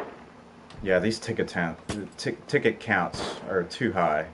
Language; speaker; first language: English; native; English